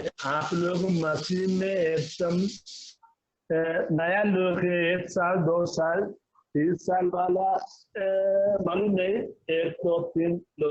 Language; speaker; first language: Hindi; non-native, local second language; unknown